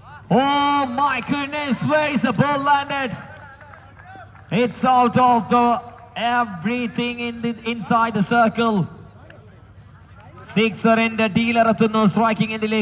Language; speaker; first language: English; non-native, local second language; Malayalam